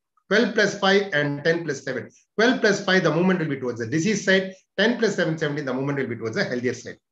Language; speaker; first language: English; non-native, local second language; Telugu